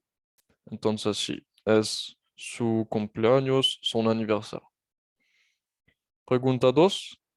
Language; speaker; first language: Spanish; non-native, fluent; French